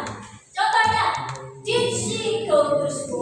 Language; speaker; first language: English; non-native, learner; Indonesian